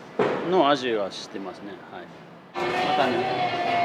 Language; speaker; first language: Japanese; non-native, learner; French